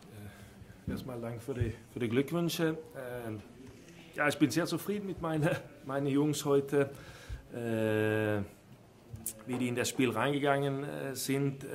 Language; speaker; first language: German; non-native, fluent; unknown